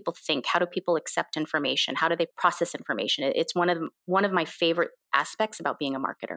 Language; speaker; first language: English; early bilingual, other home language; Korean